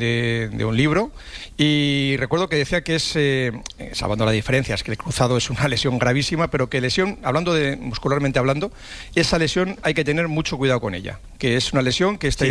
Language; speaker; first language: Spanish; native; Spanish